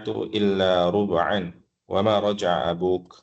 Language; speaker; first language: Arabic; non-native, fluent; Indonesian